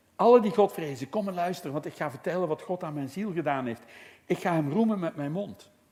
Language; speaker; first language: Dutch; native; Dutch